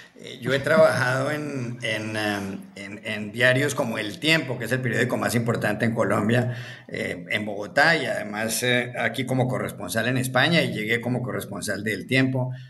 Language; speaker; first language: Spanish; native; Spanish